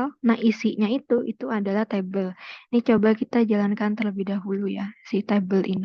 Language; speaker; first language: Indonesian; native; Indonesian